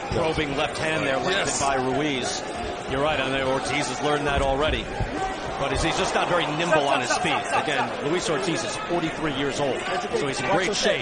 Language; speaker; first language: English; native; English